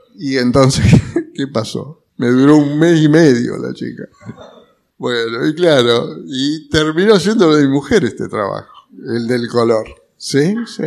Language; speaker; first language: Spanish; early bilingual, other home language; Italian